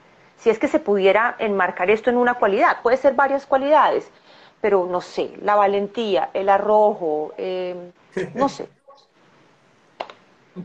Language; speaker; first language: Spanish; native; Spanish